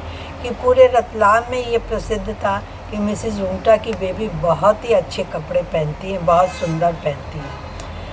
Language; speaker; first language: Hindi; native; Hindi